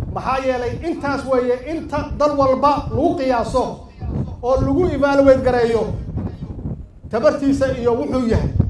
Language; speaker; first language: Somali; native; Somali